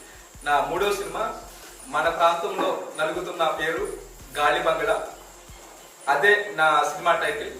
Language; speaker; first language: Telugu; native; Telugu